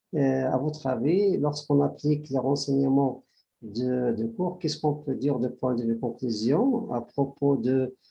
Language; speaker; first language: French; non-native, local second language; Arabic